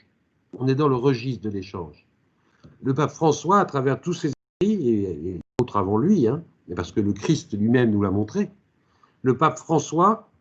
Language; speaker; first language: French; native; French